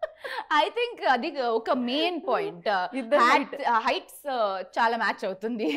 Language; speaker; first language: Telugu; non-native, learner; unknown